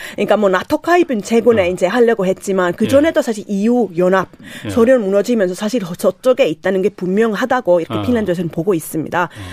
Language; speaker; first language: Korean; non-native, fluent; Finnish